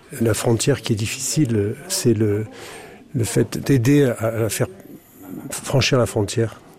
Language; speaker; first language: French; native; French